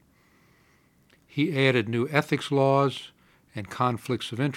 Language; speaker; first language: English; native; English